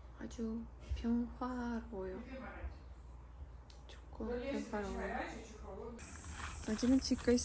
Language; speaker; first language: Korean; non-native, fluent; Ukrainian